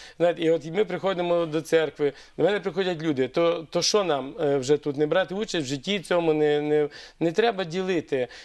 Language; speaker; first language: Ukrainian; native; Ukrainian